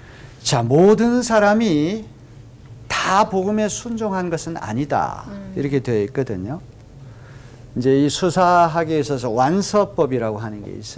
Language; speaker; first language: Korean; native; Korean